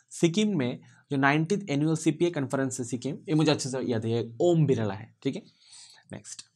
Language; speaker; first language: Hindi; non-native, local second language; Bangla